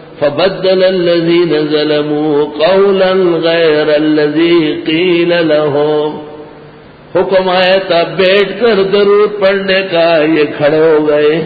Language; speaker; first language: Urdu; non-native, local second language; Pashto